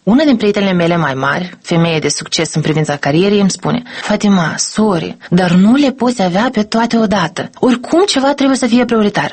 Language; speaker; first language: Romanian; native; Romanian